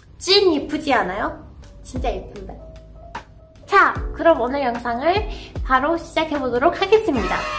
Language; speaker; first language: Korean; non-native, fluent; Persian